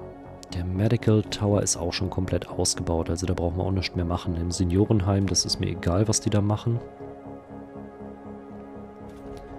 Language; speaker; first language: German; native; German